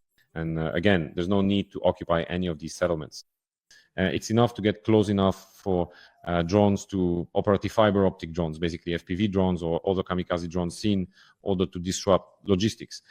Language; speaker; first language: English; non-native, fluent; Ukrainian